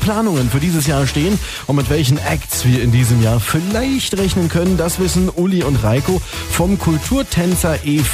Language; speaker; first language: German; native; German